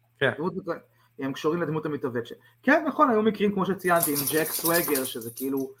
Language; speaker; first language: Hebrew; native; Hebrew